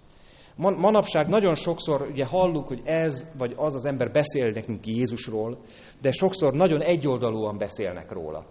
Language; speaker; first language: Hungarian; native; Hungarian